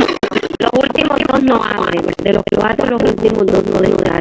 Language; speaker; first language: Spanish; native; Spanish